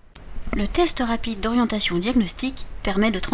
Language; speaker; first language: French; native; French